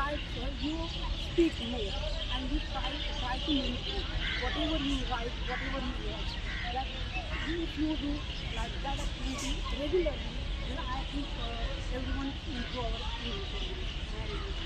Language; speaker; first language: English; non-native, learner; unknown